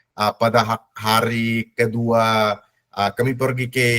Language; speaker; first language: Indonesian; non-native, learner; English